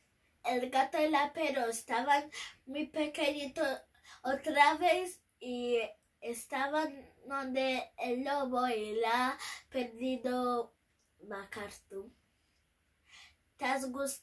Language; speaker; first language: Spanish; non-native, local second language; Bini